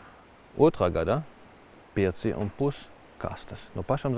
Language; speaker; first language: Latvian; non-native, learner; German